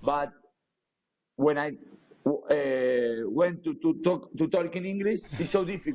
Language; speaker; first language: English; non-native, learner; Spanish